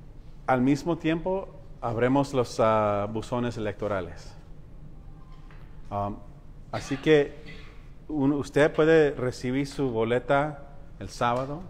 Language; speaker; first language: Spanish; early bilingual, heritage; Spanish